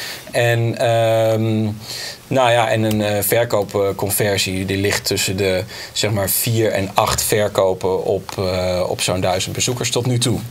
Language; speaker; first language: Dutch; native; Dutch